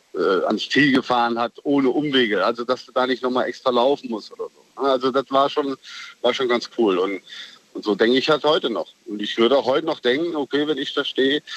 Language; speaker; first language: German; native; German